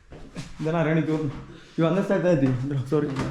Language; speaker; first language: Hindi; non-native, local second language; Malayalam